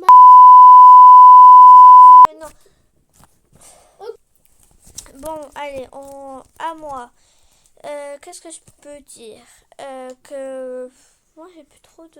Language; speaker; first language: French; native; French